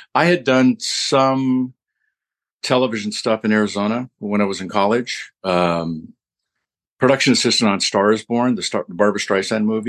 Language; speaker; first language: English; native; English